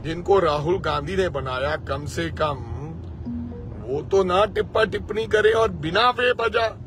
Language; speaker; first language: Hindi; non-native, local second language; Punjabi